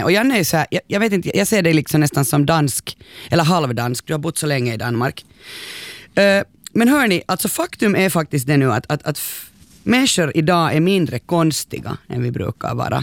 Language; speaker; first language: Swedish; native; Swedish